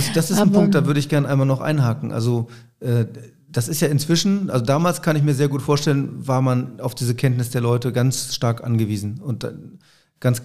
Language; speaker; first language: German; native; German